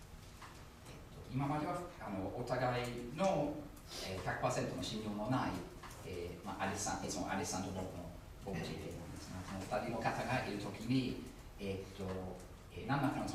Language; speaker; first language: Japanese; non-native, fluent; English